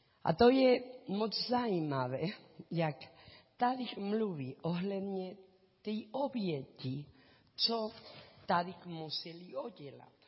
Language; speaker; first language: Czech; non-native, learner; Spanish